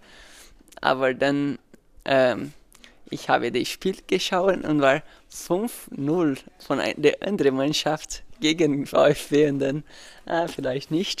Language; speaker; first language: German; non-native, learner; Portuguese